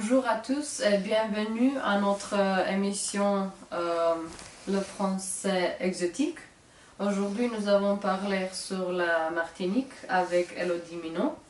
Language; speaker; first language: French; non-native, learner; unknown